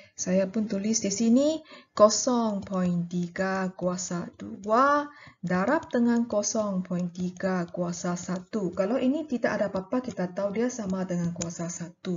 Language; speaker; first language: Malay; non-native, local second language; Chinese